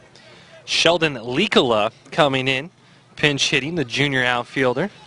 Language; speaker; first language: English; native; English